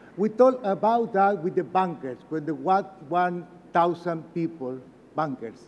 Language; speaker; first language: English; non-native, learner; Spanish